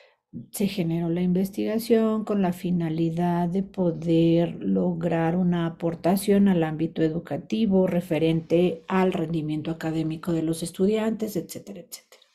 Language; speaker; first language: Spanish; native; Spanish